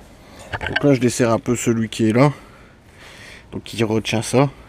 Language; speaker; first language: French; native; French